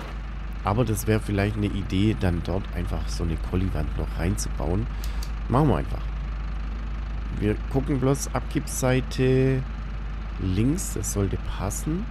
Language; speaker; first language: German; native; German